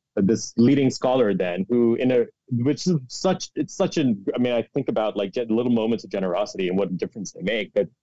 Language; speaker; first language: English; non-native, local second language; Urdu